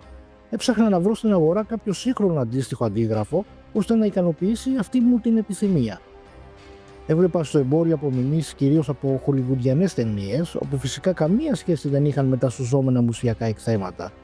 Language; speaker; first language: Greek; native; Greek